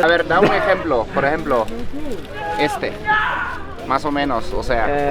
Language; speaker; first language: Spanish; native; Spanish